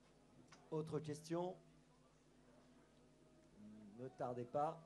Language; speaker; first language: French; native; French